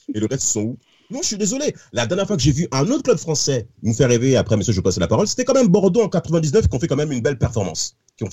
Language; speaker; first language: French; native; French